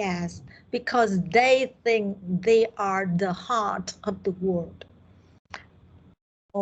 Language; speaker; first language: English; non-native, learner; Vietnamese